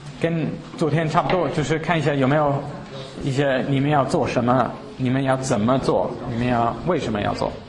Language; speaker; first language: Chinese; early bilingual, heritage; Chinese